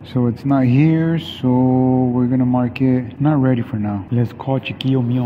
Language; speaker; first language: English; early bilingual, other home language; Spanish